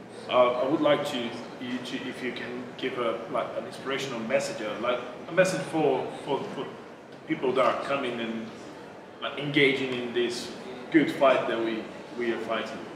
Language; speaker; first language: English; non-native, fluent; Portuguese